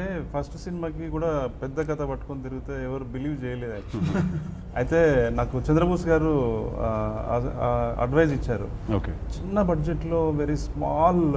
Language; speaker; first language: Telugu; native; Telugu